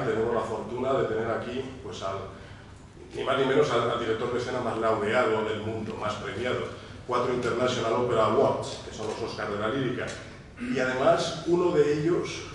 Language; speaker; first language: Spanish; native; Spanish